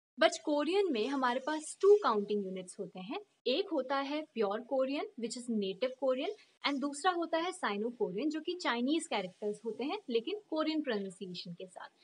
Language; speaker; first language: Hindi; native; Hindi